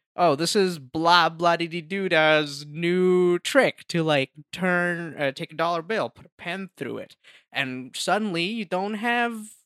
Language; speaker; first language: English; non-native, local second language; Hindi